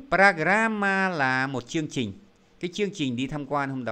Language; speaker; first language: Vietnamese; native; Vietnamese